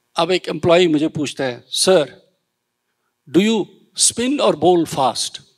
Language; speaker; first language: Hindi; native; Hindi